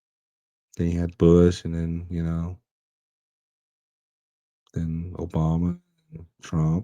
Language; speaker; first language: English; native; English